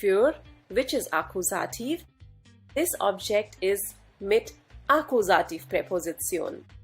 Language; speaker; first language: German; non-native, fluent; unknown